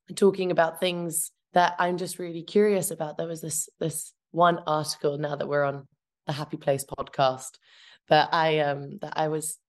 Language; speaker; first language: English; early bilingual, other home language; Albanian